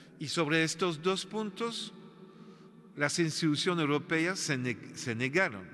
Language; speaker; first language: Spanish; non-native, fluent; French